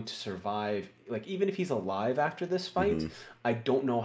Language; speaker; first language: English; native; English